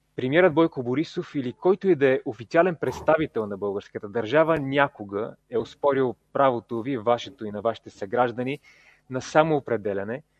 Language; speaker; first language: Bulgarian; native; Bulgarian